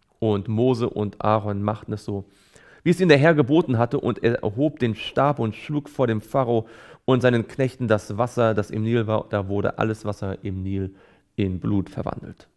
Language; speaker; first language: German; native; German